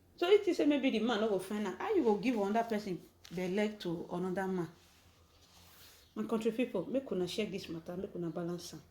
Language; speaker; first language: Nigerian Pidgin; native; Nigerian Pidgin